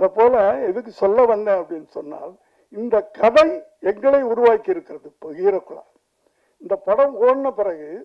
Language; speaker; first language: Tamil; native; Tamil